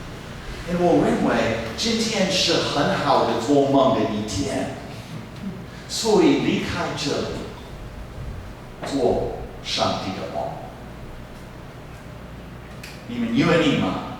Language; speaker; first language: Chinese; non-native, fluent; English